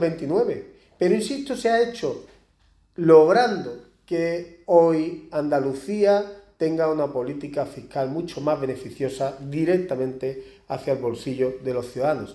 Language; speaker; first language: Spanish; native; Spanish